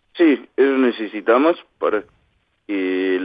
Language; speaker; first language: Spanish; non-native, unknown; Kalaallisut